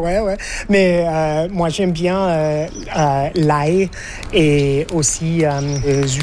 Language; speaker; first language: French; non-native, fluent; English